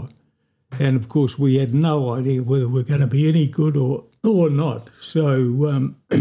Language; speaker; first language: English; native; English